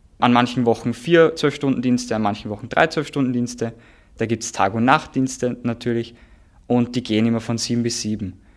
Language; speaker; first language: German; native; German